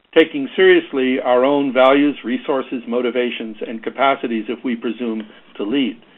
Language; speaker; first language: English; native; English